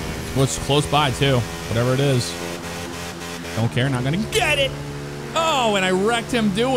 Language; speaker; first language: English; native; English